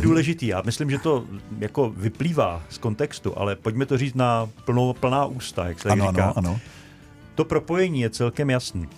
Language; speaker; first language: Czech; native; Czech